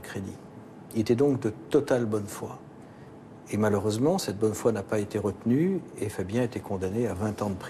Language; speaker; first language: French; native; French